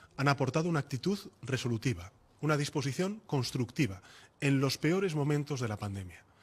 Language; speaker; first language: Spanish; native; Spanish